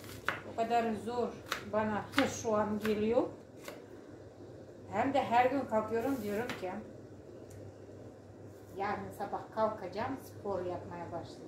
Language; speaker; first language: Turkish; non-native, fluent; Russian